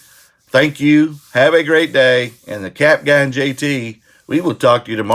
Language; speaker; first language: English; native; English